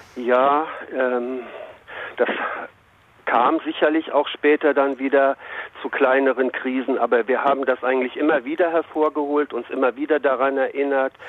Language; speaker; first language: German; native; German